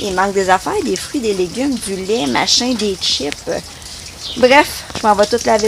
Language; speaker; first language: French; native; French